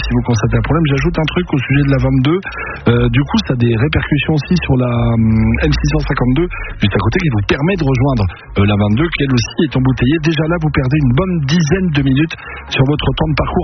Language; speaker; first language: French; native; French